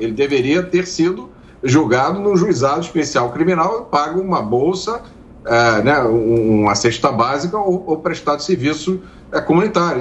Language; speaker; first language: Portuguese; native; Portuguese